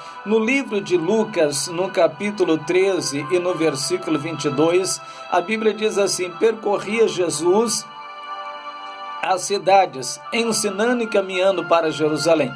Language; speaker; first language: Portuguese; native; Portuguese